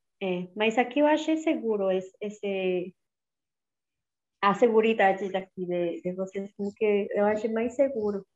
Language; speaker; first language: Portuguese; non-native, learner; Spanish